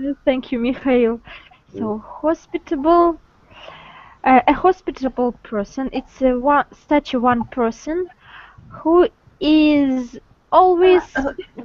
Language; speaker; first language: English; non-native, learner; Russian